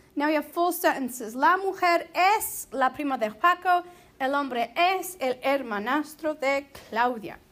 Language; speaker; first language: Spanish; non-native, fluent; English